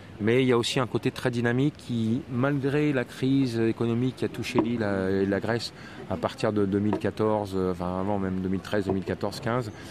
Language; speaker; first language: French; native; French